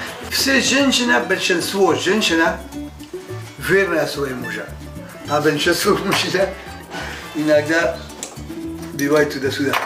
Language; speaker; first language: Russian; non-native, learner; Persian